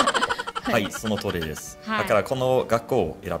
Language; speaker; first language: Japanese; non-native, learner; Swedish